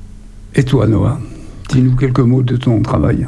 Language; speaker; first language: French; native; French